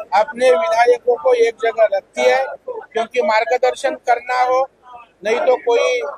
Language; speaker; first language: Hindi; non-native, local second language; Marathi